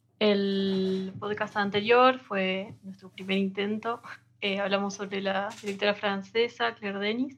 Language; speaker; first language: Spanish; native; Spanish